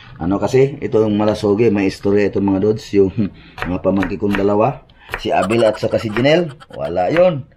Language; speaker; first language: Filipino; non-native, local second language; Cebuano